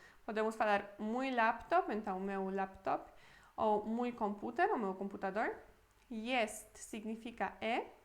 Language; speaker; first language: Portuguese; non-native, fluent; Polish